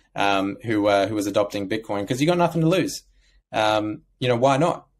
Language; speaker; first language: English; native; English